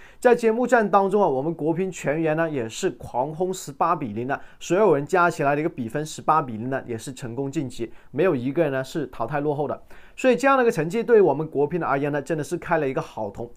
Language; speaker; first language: Chinese; native; Chinese